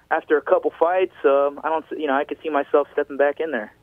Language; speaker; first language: English; native; English